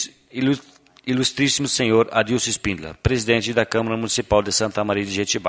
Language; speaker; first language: Portuguese; native; Portuguese